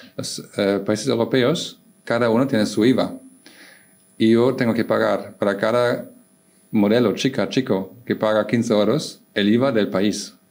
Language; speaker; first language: Spanish; non-native, fluent; German